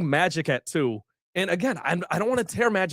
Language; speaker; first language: English; native; English